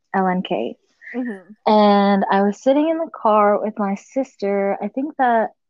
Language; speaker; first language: English; native; English